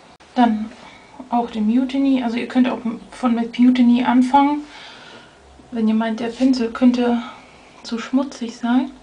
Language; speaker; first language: German; native; German